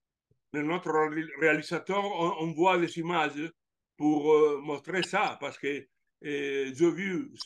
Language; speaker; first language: French; non-native, learner; Italian